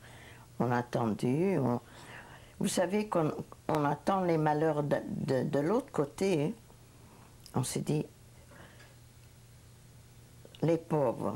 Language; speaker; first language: French; non-native, fluent; Hungarian